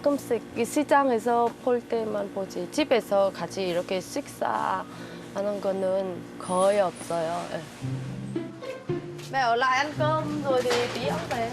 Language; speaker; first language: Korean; non-native, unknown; Vietnamese